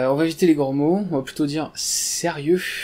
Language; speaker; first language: French; native; French